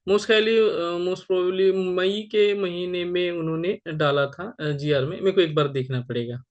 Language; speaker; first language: Hindi; non-native, local second language; Marathi